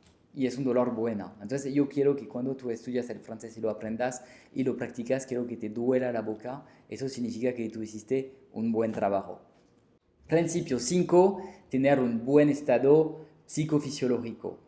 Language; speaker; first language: Spanish; non-native, fluent; French